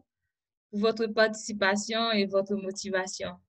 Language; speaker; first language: French; non-native, local second language; Haitian Creole